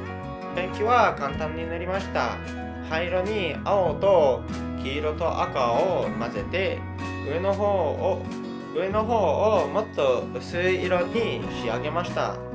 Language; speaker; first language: Japanese; non-native, learner; English